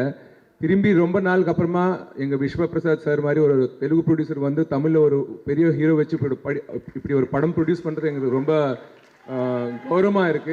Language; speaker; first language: Tamil; non-native, local second language; Telugu